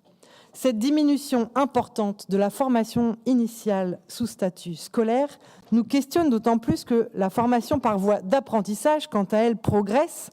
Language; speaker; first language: French; native; French